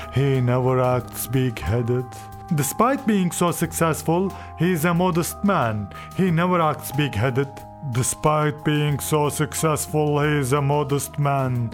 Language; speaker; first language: English; non-native, fluent; Turkish